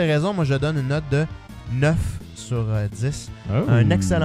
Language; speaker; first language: French; native; French